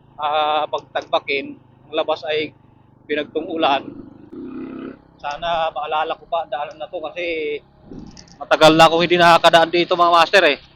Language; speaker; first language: Filipino; native; Filipino